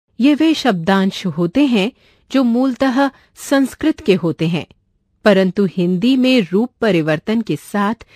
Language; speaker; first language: Hindi; non-native, local second language; Marathi